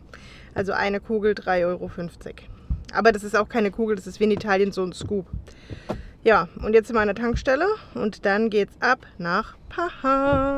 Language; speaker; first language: German; native; German